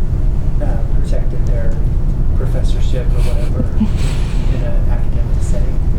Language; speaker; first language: English; native; English